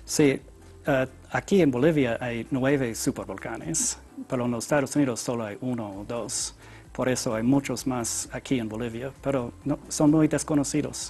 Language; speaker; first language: Spanish; non-native, learner; English